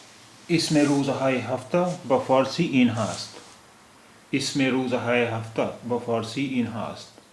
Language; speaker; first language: Persian; non-native, fluent; Urdu